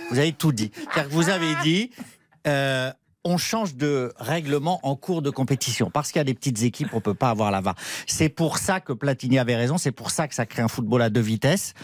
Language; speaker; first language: French; native; French